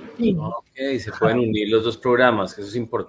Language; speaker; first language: Spanish; native; Spanish